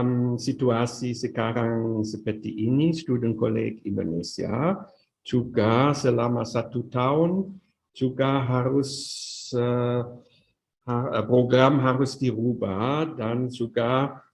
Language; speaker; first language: Indonesian; non-native, fluent; German